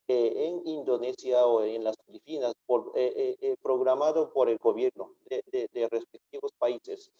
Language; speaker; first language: Spanish; non-native, fluent; Japanese